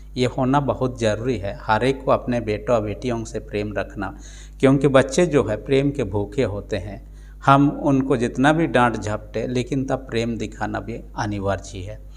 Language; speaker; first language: Hindi; non-native, local second language; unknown